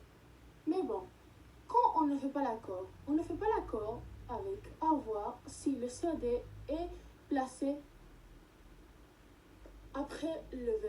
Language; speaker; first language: French; non-native, learner; Spanish